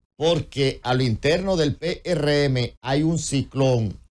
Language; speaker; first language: Spanish; native; Spanish